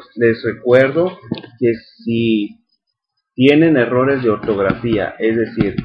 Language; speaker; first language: Spanish; native; Spanish